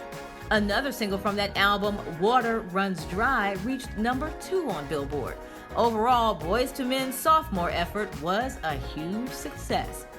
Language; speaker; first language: English; native; English